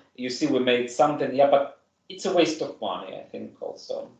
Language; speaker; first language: English; non-native, fluent; German